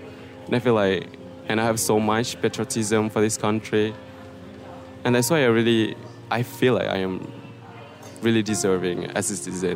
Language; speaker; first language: English; non-native, local second language; Malay